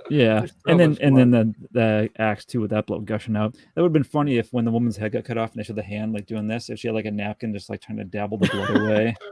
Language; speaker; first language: English; native; English